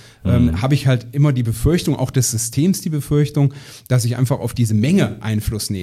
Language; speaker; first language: German; native; German